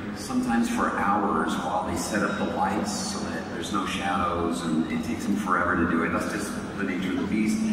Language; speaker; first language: English; native; English